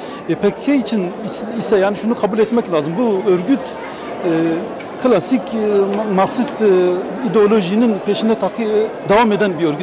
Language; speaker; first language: Turkish; native; Turkish